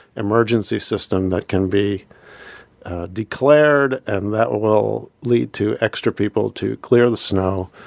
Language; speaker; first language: English; native; English